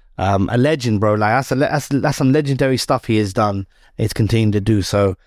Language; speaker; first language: English; native; English